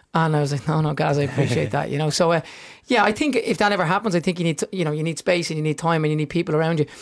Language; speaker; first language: English; native; English